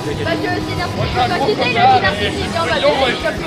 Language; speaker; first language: French; native; French